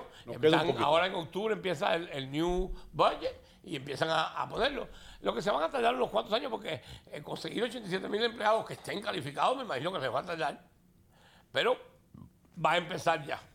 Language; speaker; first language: Spanish; native; Spanish